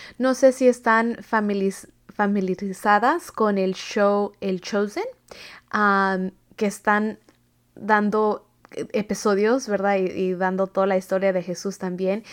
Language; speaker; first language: Spanish; early bilingual, heritage; Spanish